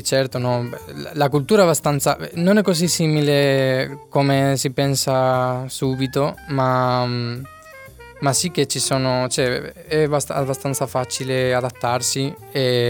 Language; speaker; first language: Italian; non-native, fluent; Spanish